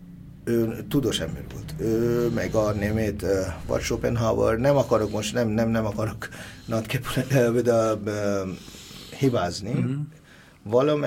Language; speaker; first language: Hungarian; non-native, fluent; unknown